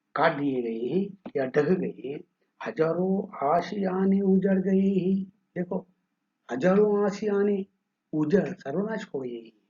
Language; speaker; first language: Hindi; non-native, local second language; Kannada